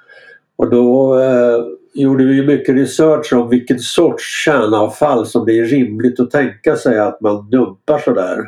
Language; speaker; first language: Swedish; native; Swedish